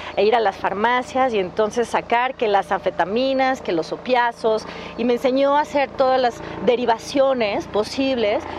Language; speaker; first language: Spanish; native; Spanish